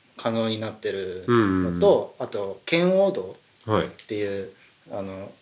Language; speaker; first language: Japanese; native; Japanese